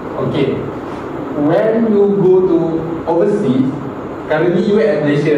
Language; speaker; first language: English; non-native, fluent; Malay